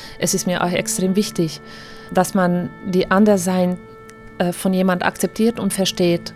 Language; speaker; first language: German; non-native, fluent; Hungarian